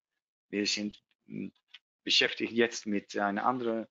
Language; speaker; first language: German; non-native, learner; Dutch